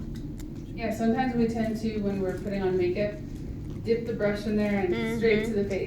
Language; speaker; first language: English; native; English